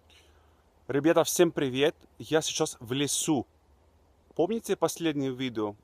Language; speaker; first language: Russian; non-native, fluent; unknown